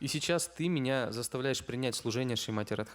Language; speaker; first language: Russian; native; Russian